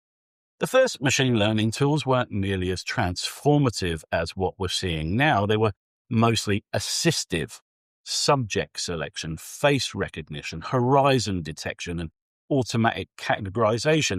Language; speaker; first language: English; native; English